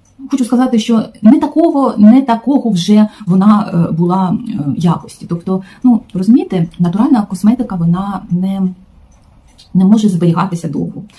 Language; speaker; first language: Ukrainian; non-native, local second language; Russian